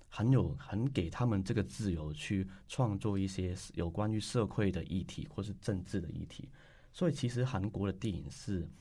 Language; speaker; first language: Chinese; non-native, local second language; Cantonese